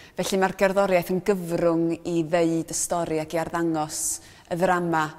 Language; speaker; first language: Welsh; native; Welsh